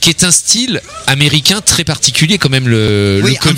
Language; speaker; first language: French; native; French